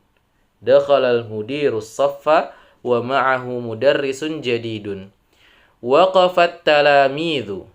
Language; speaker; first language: Arabic; non-native, fluent; Indonesian